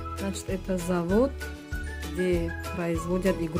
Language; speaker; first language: Russian; non-native, local second language; Tajik